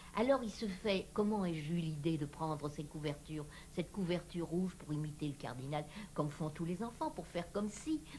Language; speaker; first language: French; native; French